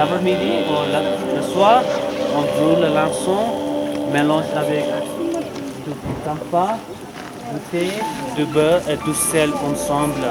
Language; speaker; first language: French; non-native, learner; Tibetan